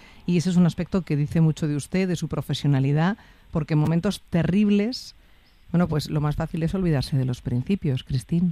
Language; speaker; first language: Spanish; native; Spanish